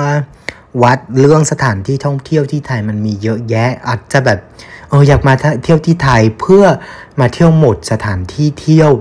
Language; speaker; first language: Thai; non-native, fluent; Vietnamese